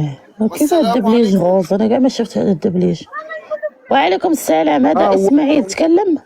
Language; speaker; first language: Arabic; native; Arabic